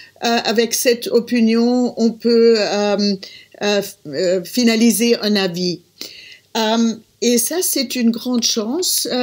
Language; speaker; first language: French; non-native, fluent; German